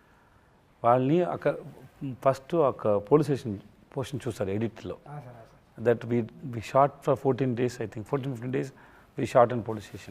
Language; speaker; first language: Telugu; non-native, learner; Tamil